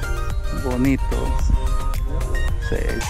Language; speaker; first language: Spanish; native; Spanish